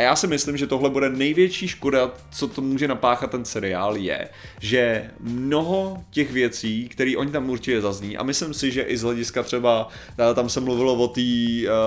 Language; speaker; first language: Czech; native; Czech